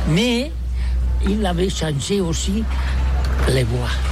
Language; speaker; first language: French; non-native, learner; Catalan